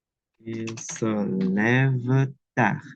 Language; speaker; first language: French; non-native, fluent; Indonesian